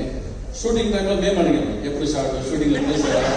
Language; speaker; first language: Telugu; non-native, local second language; Kannada